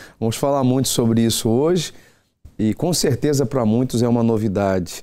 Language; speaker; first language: Portuguese; native; Portuguese